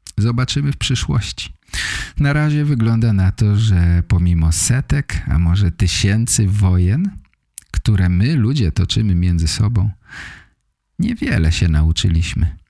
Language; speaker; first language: Polish; native; Polish